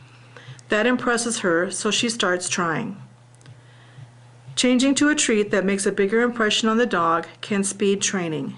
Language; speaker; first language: English; native; English